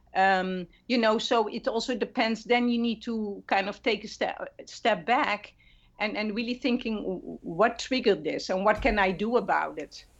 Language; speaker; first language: English; non-native, fluent; Dutch